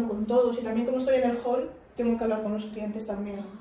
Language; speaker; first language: Spanish; native; Spanish